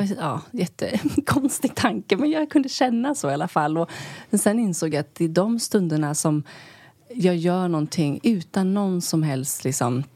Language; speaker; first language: Swedish; native; Swedish